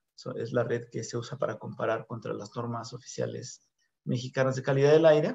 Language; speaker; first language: Spanish; native; Spanish